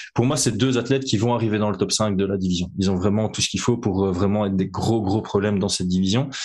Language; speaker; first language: French; native; French